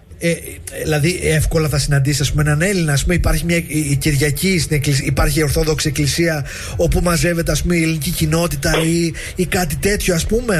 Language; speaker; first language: Greek; native; Greek